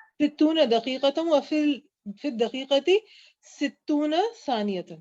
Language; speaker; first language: Arabic; non-native, learner; Urdu